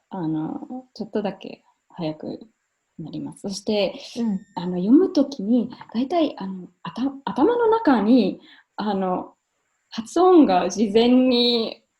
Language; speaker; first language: Japanese; non-native, fluent; German